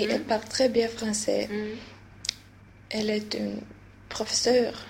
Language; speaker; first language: French; non-native, learner; Swedish